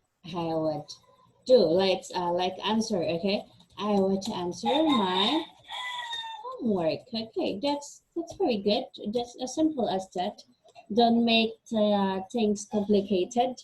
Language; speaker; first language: English; non-native, fluent; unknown